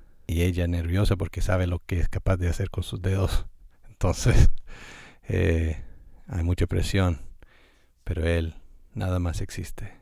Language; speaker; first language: Spanish; non-native, fluent; English